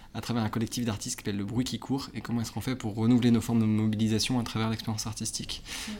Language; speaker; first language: French; native; French